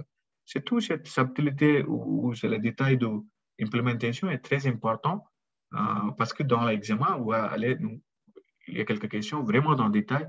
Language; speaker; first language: French; non-native, learner; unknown